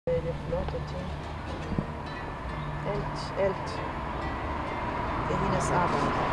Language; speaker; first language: Danish; non-native, fluent; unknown